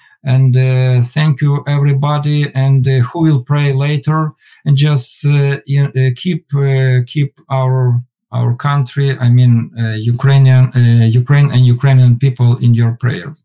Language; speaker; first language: English; non-native, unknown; Ukrainian